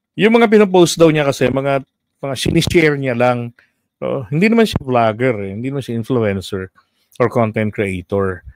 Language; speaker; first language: Filipino; native; Filipino